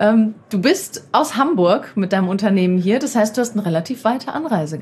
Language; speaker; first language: German; native; German